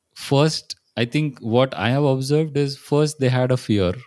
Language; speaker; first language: English; non-native, local second language; Marathi